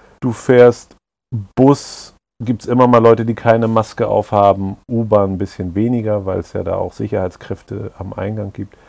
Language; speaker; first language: German; native; German